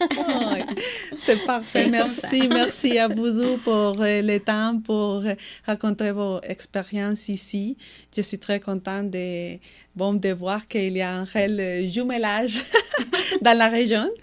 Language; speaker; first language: French; non-native, fluent; Spanish